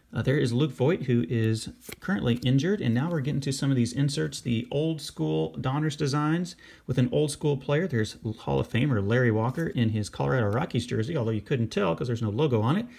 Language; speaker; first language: English; native; English